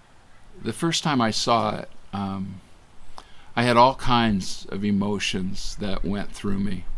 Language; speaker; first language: English; native; English